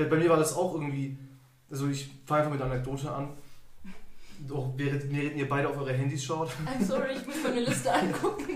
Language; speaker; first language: German; early bilingual, other home language; Turkish